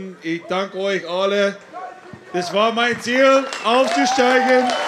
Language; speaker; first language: German; non-native, fluent; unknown